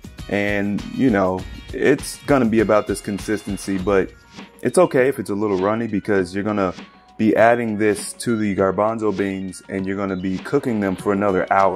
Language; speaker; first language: English; native; English